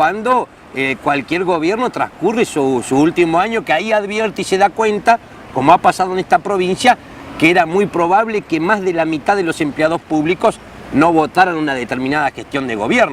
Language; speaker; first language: Spanish; native; Spanish